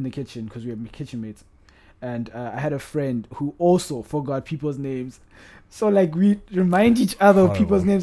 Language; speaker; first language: English; non-native, local second language; Northern Sotho